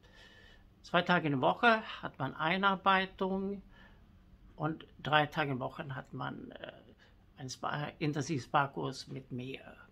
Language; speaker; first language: German; non-native, fluent; Swedish